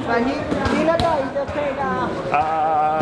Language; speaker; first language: English; non-native, learner; Thai